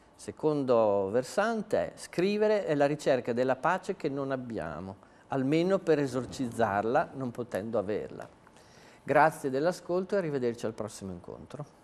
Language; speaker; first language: Italian; native; Italian